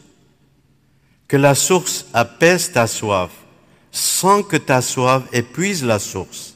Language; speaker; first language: French; non-native, local second language; Arabic